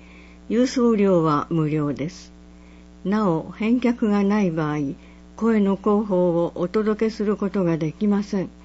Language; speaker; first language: Japanese; native; Japanese